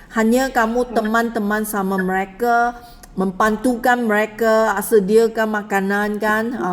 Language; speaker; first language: Malay; non-native, local second language; Chinese